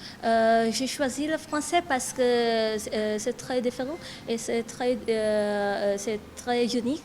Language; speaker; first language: French; non-native, learner; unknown